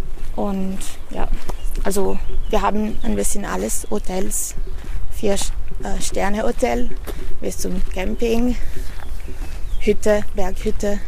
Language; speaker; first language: German; non-native, fluent; Italian